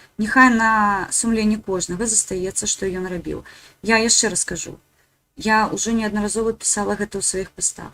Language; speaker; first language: Belarusian; native; Belarusian